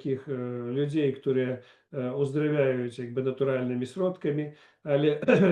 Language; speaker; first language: Polish; non-native, learner; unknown